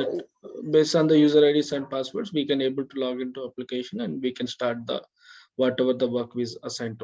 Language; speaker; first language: English; non-native, local second language; Telugu